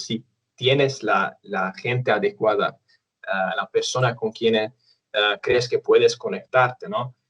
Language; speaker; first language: Spanish; non-native, fluent; Romanian